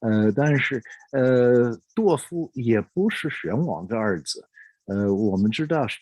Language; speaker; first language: Chinese; non-native, fluent; English